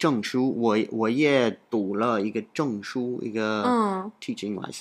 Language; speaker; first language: Chinese; non-native, learner; English